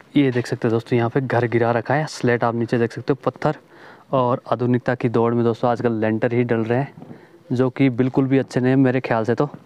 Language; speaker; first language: Hindi; native; Hindi